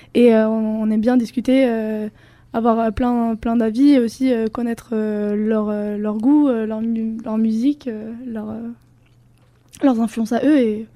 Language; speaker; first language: French; non-native, fluent; Spanish